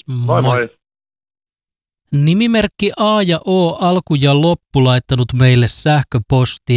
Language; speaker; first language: Finnish; native; Finnish